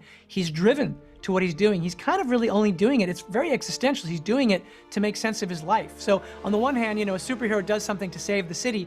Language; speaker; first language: English; native; English